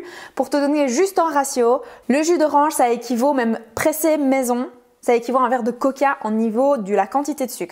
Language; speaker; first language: French; native; French